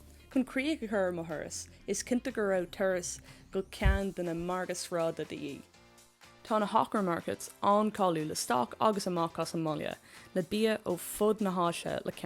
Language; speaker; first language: Irish; non-native, local second language; English